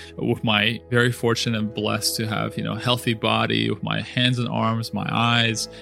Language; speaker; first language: English; early bilingual, other home language; Russian